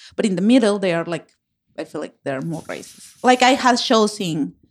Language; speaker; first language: English; non-native, fluent; Spanish